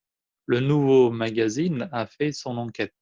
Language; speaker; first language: French; non-native, fluent; Albanian